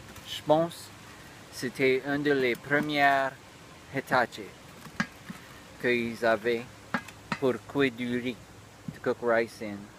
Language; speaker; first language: French; early bilingual, heritage; French